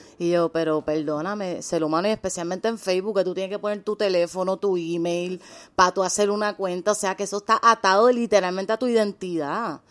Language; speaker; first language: Spanish; native; Spanish